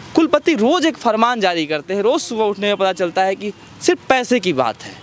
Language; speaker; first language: Hindi; native; Hindi